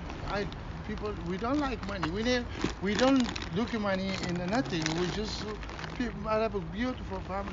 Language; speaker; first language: English; non-native, learner; Kabuverdianu